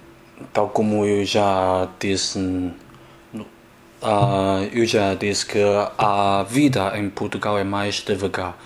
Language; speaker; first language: Portuguese; non-native, learner; Chinese